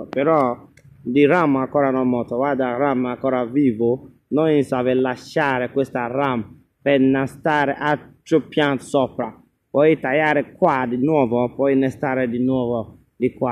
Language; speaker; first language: Italian; non-native, learner; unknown